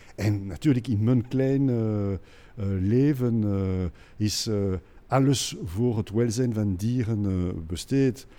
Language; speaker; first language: Dutch; non-native, local second language; French